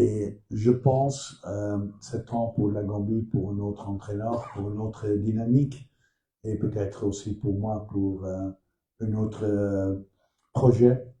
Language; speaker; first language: French; non-native, learner; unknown